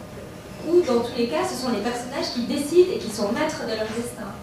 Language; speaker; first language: French; native; French